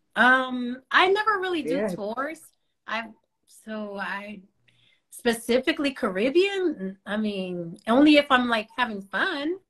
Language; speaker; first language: English; early bilingual, other home language; Spanish